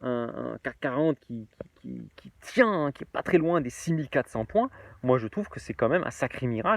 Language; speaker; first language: French; native; French